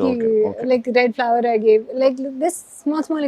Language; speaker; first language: Telugu; non-native, learner; Hindi